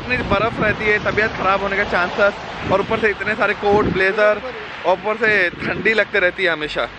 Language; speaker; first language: Hindi; native; Hindi